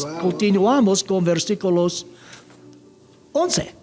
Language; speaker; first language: Spanish; non-native, fluent; English